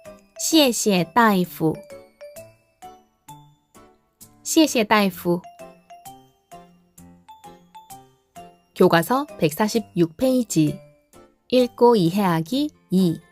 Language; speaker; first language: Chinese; non-native, fluent; Korean